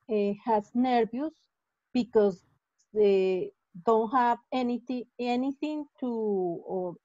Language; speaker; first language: English; non-native, learner; Spanish